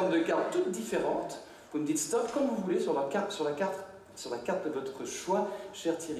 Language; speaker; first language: French; native; French